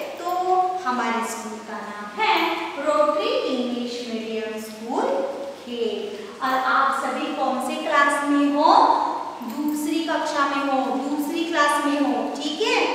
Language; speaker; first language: Hindi; non-native, local second language; Marathi